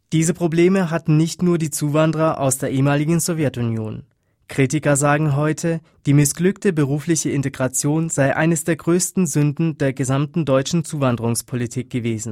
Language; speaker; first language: German; native; German